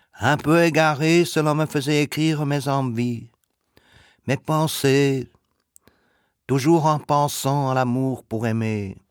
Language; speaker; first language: French; native; French